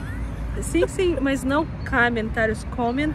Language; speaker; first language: Portuguese; non-native, fluent; Russian